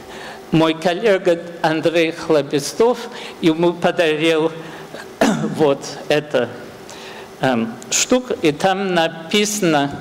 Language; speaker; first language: Russian; non-native, fluent; English